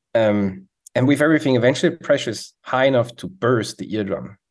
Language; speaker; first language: English; non-native, fluent; Swiss German